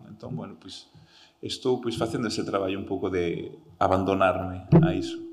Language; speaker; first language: Galician; early bilingual, heritage; Galician